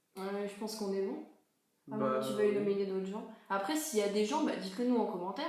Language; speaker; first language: French; native; French